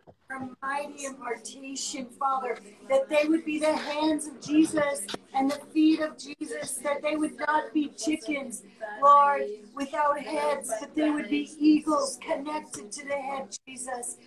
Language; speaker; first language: English; native; English